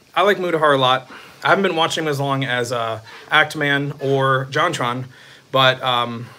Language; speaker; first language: English; native; English